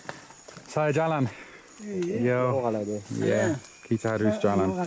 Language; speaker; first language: Indonesian; non-native, learner; English